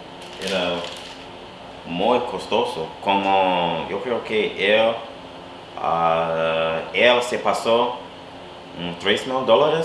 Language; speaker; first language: Spanish; non-native, learner; English